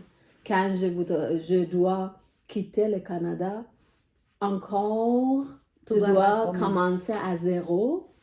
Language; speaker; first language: French; non-native, learner; Persian